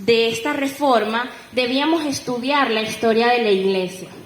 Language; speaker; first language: Spanish; native; Spanish